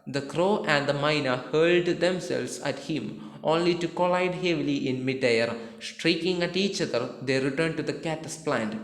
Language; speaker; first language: English; non-native, local second language; Malayalam